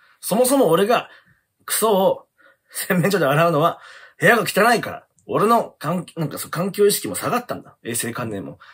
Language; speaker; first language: Japanese; native; Japanese